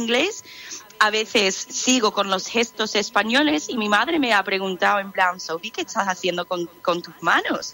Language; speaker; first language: Spanish; non-native, fluent; English